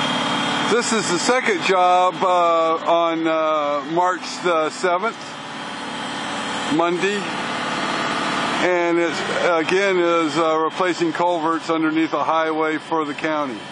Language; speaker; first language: English; native; English